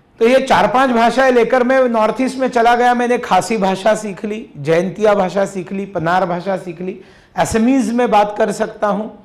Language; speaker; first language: Hindi; non-native, local second language; Marathi